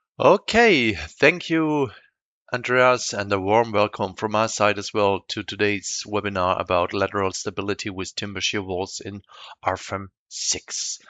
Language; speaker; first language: English; non-native, fluent; German